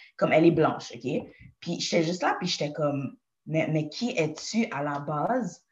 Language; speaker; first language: French; native; French